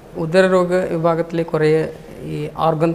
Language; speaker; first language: Malayalam; non-native, fluent; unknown